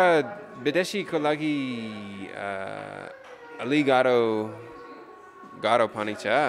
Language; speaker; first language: Nepali; non-native, learner; English